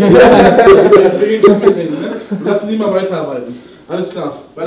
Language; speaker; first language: German; native; German